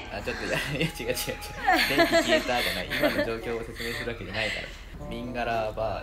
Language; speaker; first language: Japanese; native; Japanese